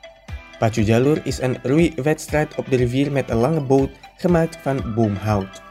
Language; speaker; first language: Dutch; non-native, fluent; Indonesian